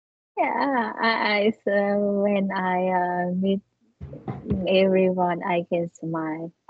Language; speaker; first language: English; non-native, learner; Vietnamese